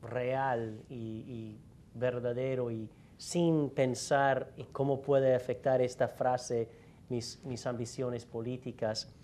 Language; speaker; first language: Spanish; non-native, fluent; English